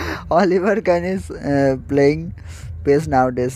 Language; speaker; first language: English; non-native, local second language; Bangla